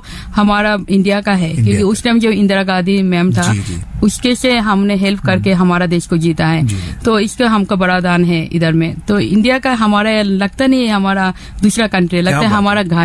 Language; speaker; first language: Hindi; non-native, fluent; Bangla